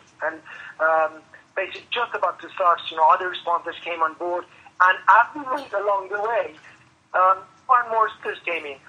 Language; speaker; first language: English; non-native, fluent; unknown